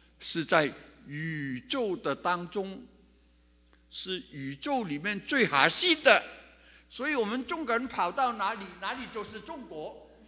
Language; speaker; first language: Chinese; non-native, local second language; Cantonese